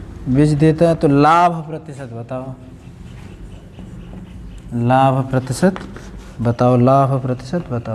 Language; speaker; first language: Hindi; native; Hindi